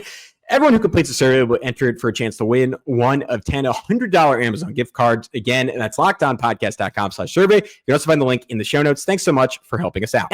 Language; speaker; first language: English; native; English